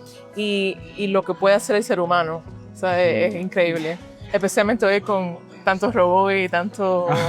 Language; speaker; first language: Spanish; early bilingual, heritage; Spanish